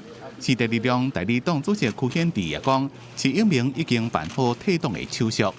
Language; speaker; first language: Chinese; native; Chinese